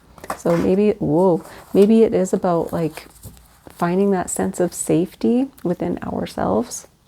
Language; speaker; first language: English; native; English